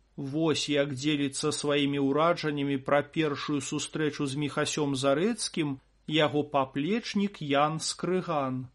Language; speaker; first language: Belarusian; native; Belarusian